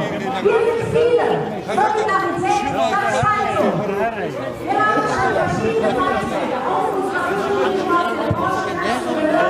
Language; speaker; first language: German; native; German